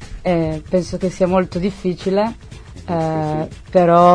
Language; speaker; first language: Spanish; non-native, learner; Italian